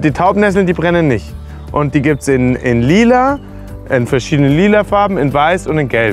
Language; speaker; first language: German; native; German